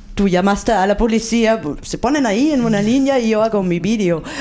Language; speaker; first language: Spanish; non-native, fluent; German